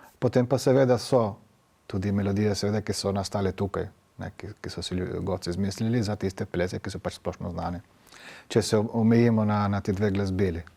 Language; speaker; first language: Slovenian; native; Slovenian